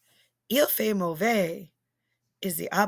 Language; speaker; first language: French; non-native, fluent; English